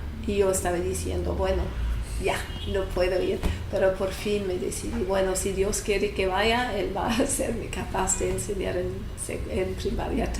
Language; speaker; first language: Spanish; non-native, fluent; English